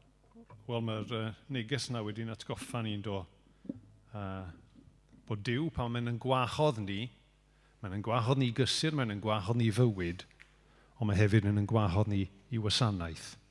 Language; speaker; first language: Welsh; native; Welsh